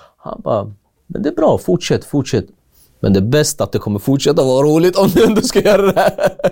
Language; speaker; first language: Swedish; early bilingual, other home language; Kurdish